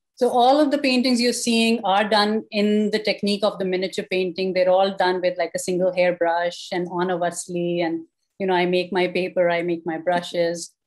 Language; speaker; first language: English; non-native, local second language; Urdu